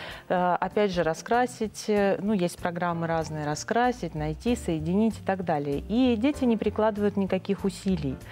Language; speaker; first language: Russian; native; Russian